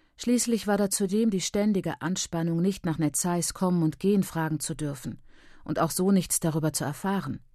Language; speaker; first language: German; early bilingual, other home language; Persian